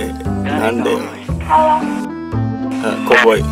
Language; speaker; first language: Japanese; non-native, learner; Indonesian